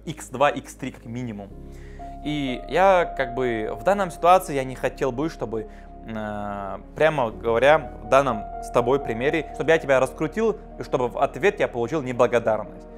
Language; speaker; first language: Russian; native; Russian